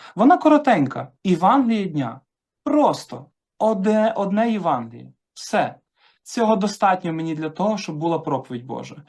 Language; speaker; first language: Ukrainian; native; Ukrainian